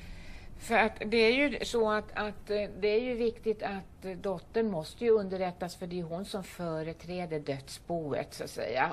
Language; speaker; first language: Swedish; native; Swedish